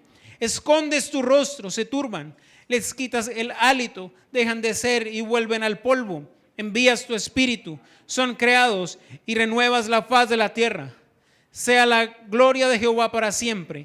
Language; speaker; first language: Spanish; native; Spanish